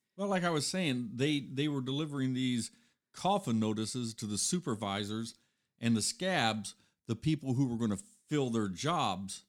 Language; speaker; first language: English; native; English